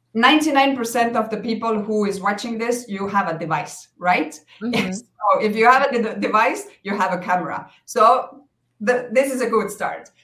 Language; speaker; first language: English; non-native, fluent; Estonian